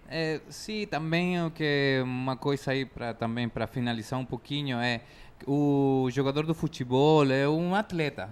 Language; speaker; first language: Portuguese; non-native, fluent; Spanish